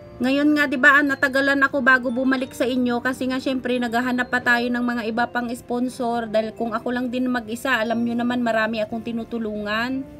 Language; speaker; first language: Filipino; non-native, local second language; Hiligaynon